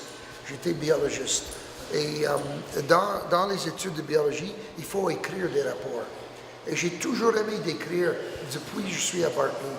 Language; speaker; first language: French; non-native, local second language; English